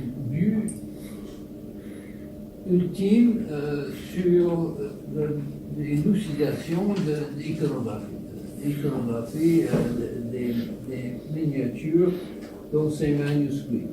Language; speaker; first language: French; non-native, fluent; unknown